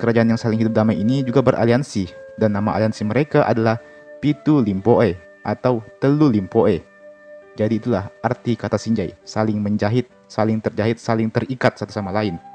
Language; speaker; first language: Indonesian; native; Indonesian